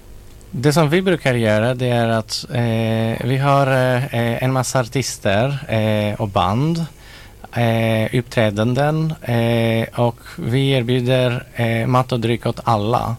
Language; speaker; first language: Swedish; non-native, fluent; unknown